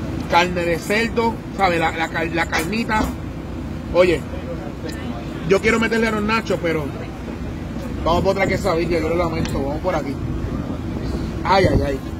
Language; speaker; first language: Spanish; native; Spanish